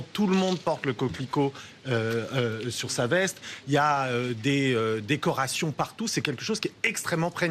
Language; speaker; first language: French; native; French